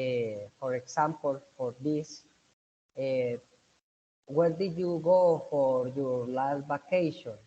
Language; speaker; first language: English; non-native, learner; Spanish